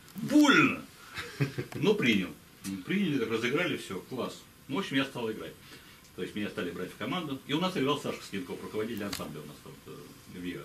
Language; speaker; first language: Russian; native; Russian